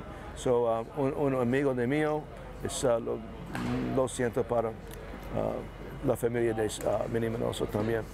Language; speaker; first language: Spanish; non-native, learner; English